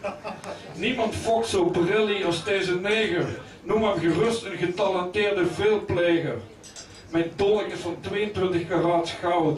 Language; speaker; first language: Dutch; native; Dutch